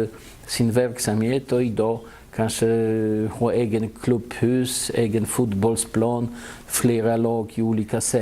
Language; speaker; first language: Swedish; non-native, fluent; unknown